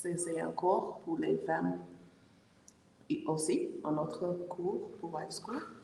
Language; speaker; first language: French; non-native, learner; English